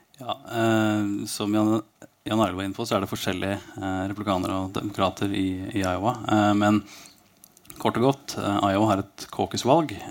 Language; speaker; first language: Norwegian; native; Norwegian